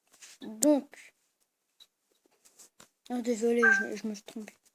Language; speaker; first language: French; native; French